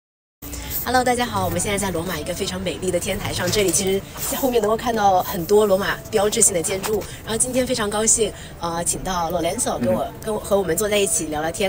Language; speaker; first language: Chinese; native; Chinese